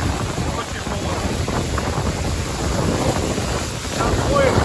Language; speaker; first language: Russian; non-native, fluent; Turkish